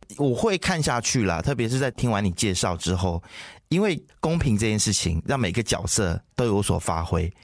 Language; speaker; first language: Chinese; native; Chinese